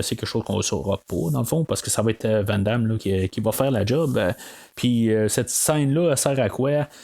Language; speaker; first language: French; native; French